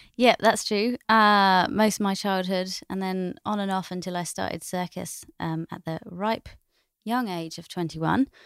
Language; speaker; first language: English; native; English